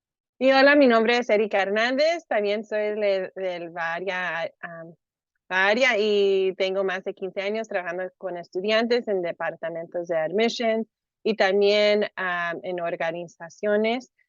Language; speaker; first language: Spanish; early bilingual, heritage; Spanish